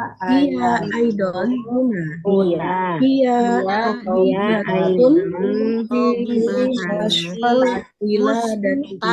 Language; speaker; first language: Arabic; non-native, learner; Indonesian